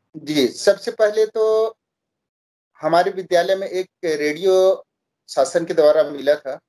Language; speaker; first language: Hindi; native; Hindi